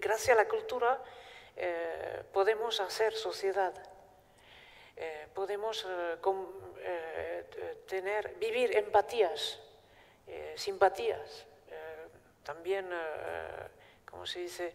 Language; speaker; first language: Spanish; non-native, fluent; Basque